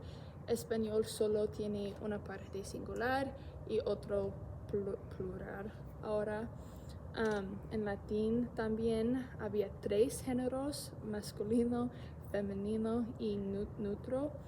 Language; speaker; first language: Spanish; non-native, learner; English